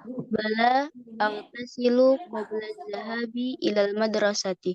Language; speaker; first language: Arabic; non-native, learner; Indonesian